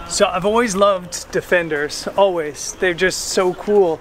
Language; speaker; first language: English; native; English